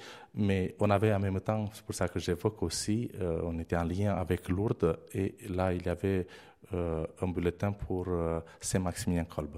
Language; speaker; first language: French; non-native, fluent; Romanian